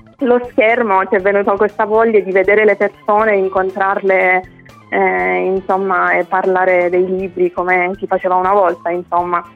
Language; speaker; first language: Italian; non-native, local second language; Persian